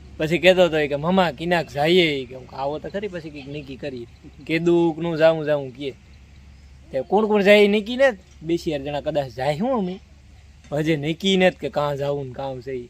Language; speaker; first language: Gujarati; native; Gujarati